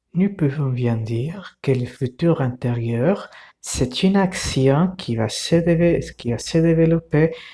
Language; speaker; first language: French; non-native, fluent; Spanish